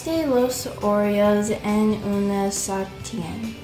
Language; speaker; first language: Spanish; non-native, learner; English